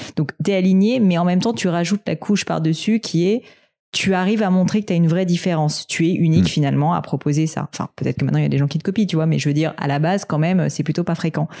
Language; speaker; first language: French; native; French